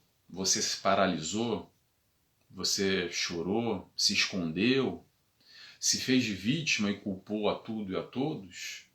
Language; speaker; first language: Portuguese; native; Portuguese